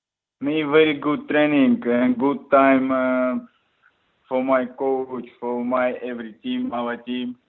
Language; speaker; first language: English; non-native, learner; Russian